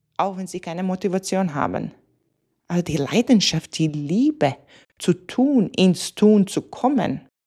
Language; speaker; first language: German; non-native, fluent; Latvian